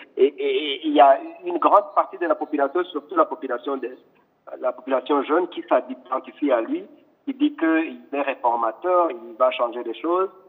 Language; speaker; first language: French; non-native, local second language; Kinyarwanda